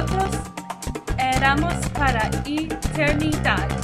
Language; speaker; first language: Spanish; non-native, learner; English